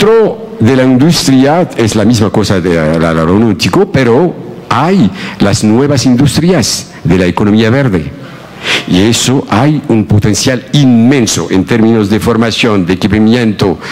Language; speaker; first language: Spanish; non-native, fluent; Arabic